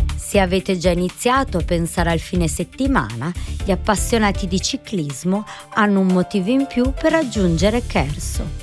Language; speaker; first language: Italian; non-native, fluent; Croatian